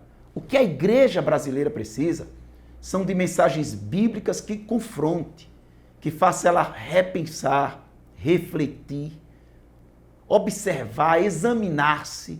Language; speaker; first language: Portuguese; native; Portuguese